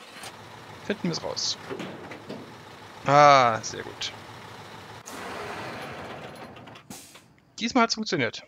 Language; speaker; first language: German; native; German